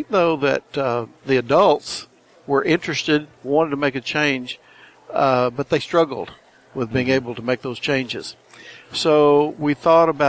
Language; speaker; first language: English; native; English